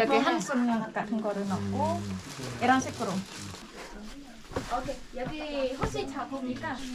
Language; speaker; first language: Korean; non-native, learner; Khmer